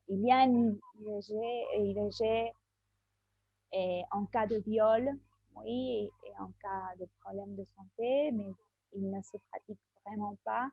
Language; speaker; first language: French; non-native, fluent; Spanish